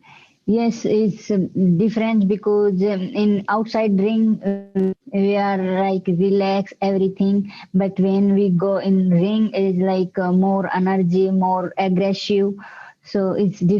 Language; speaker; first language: English; non-native, learner; Hindi